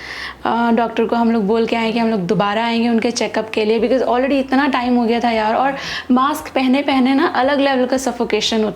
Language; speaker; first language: Hindi; native; Hindi